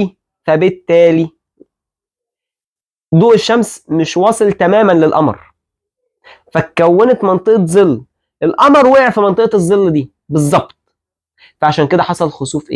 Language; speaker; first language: Arabic; native; Arabic